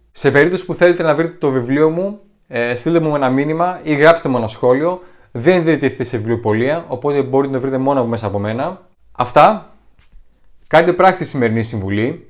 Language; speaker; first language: Greek; native; Greek